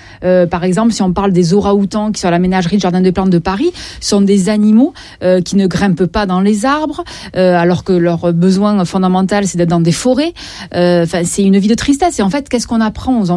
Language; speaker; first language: French; native; French